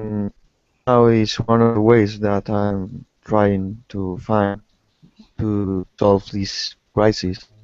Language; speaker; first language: English; non-native, learner; Spanish